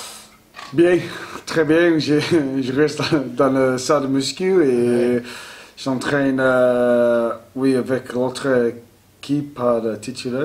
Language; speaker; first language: French; non-native, learner; English